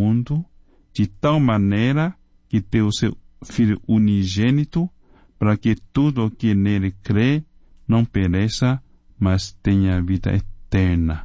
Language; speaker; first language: Portuguese; non-native, fluent; Chinese